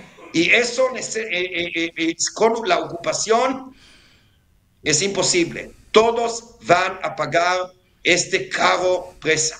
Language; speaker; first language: Spanish; non-native, fluent; Hebrew